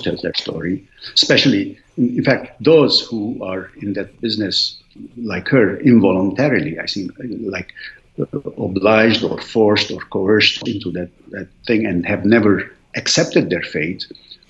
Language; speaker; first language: English; non-native, fluent; Arabic